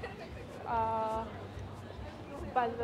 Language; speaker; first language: English; non-native, learner; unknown